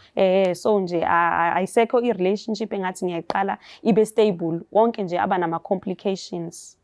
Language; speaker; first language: Zulu; native; Zulu